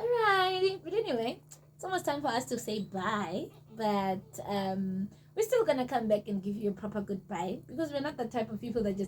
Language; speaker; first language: English; non-native, local second language; Zulu